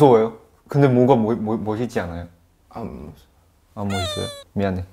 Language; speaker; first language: Korean; non-native, fluent; Chinese